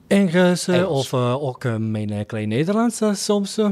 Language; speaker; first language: Dutch; non-native, learner; Italian